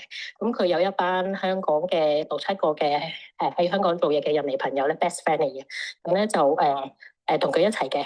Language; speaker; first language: Cantonese; native; Cantonese